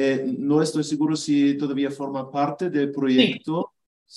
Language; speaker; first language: Spanish; non-native, fluent; German